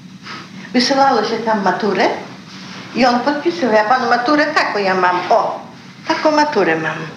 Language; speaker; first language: Polish; early bilingual, heritage; Polish